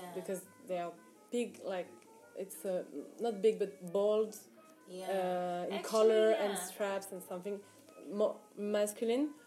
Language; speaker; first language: English; non-native, fluent; Arabic